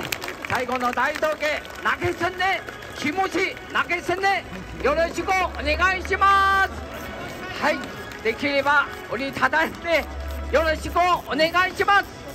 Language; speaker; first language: Japanese; non-native, learner; Chinese